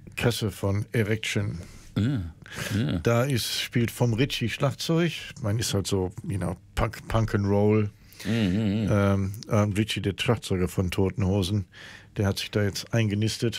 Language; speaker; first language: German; native; German